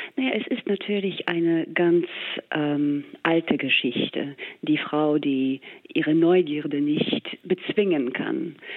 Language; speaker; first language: German; non-native, fluent; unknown